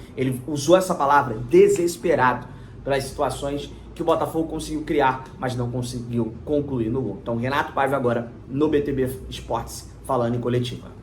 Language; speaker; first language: Portuguese; native; Portuguese